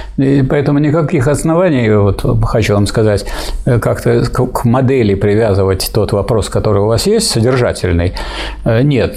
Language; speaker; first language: Russian; native; Russian